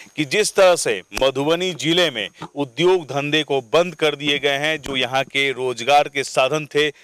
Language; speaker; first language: Hindi; native; Hindi